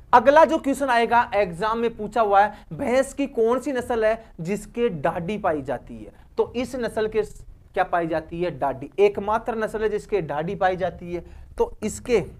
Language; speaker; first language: Hindi; native; Hindi